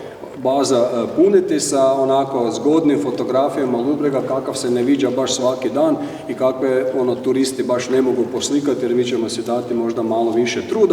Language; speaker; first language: Croatian; native; Croatian